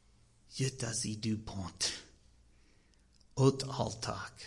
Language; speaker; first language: Hungarian; non-native, learner; English